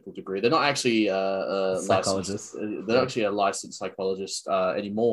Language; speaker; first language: English; native; English